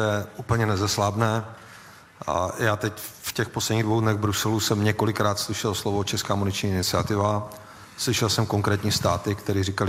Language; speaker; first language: Czech; native; Czech